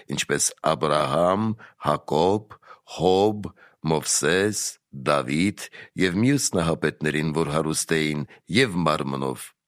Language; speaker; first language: Armenian; native; Armenian